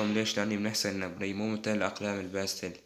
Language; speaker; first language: Arabic; native; Arabic